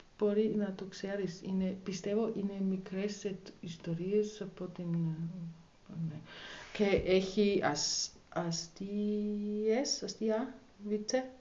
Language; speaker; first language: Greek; non-native, learner; German